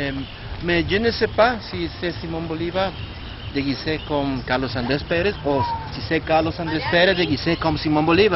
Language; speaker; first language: French; non-native, learner; Spanish